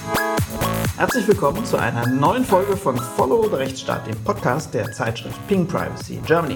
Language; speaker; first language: German; native; German